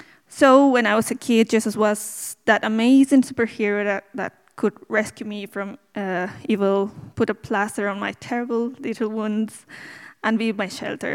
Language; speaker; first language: English; non-native, fluent; Spanish